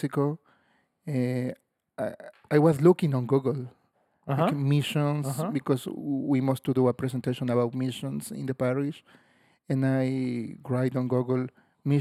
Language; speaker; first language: English; non-native, learner; Spanish